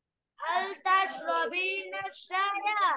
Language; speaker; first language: Arabic; non-native, learner; Bangla